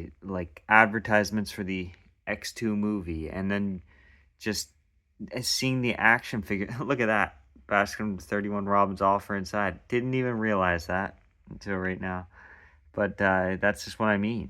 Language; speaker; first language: English; native; English